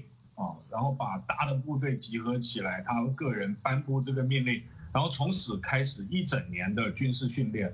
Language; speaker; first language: Chinese; native; Chinese